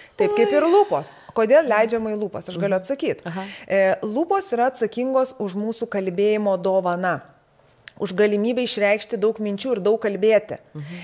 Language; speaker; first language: Lithuanian; native; Lithuanian